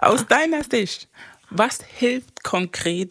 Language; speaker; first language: German; non-native, fluent; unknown